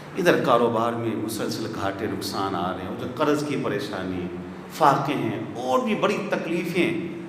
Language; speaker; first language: Urdu; non-native, local second language; Punjabi